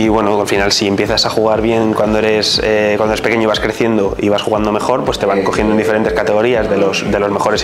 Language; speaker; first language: Spanish; native; Spanish